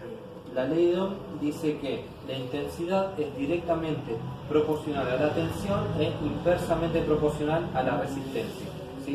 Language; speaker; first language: Spanish; native; Spanish